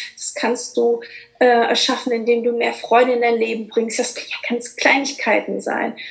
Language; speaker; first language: German; early bilingual, other home language; Portuguese